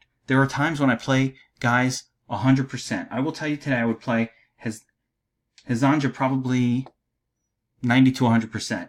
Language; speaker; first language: English; native; English